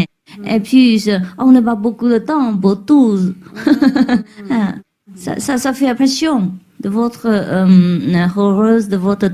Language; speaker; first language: French; non-native, learner; Vietnamese